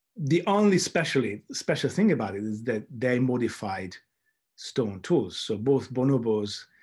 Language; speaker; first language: English; non-native, fluent; Hungarian